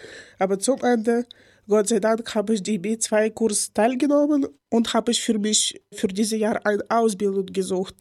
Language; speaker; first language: German; non-native, learner; Ukrainian